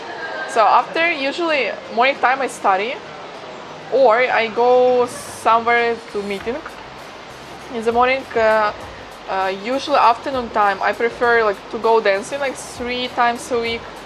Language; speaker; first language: English; non-native, fluent; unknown